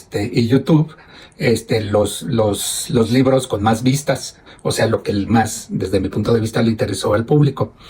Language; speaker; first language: Spanish; native; Spanish